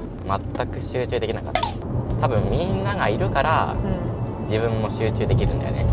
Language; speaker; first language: Japanese; early bilingual, heritage; Japanese